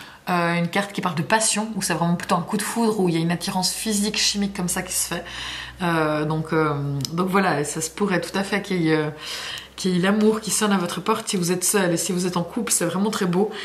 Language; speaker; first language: French; native; French